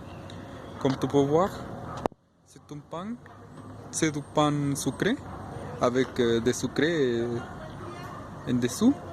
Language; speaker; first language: French; non-native, fluent; Spanish